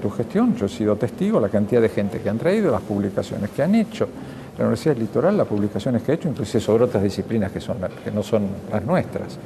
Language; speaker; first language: Spanish; native; Spanish